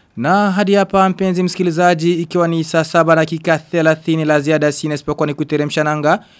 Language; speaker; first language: Swahili; non-native, local second language; Rundi